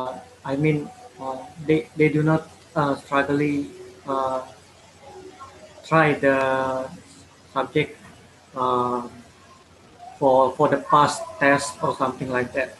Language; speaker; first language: English; non-native, learner; Malay